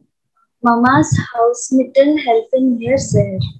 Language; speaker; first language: German; non-native, learner; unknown